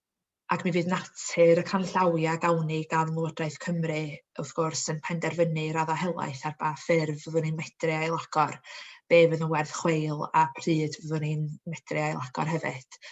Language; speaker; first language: Welsh; native; Welsh